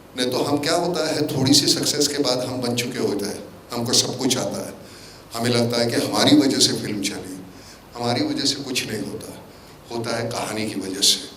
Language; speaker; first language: Hindi; non-native, local second language; Marathi